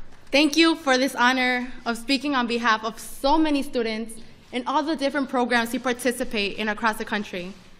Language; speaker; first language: English; early bilingual, other home language; Spanish